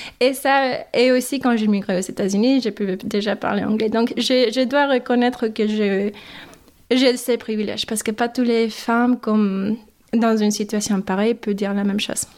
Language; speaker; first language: French; non-native, fluent; English